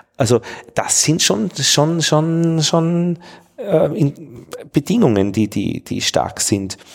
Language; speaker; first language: German; native; German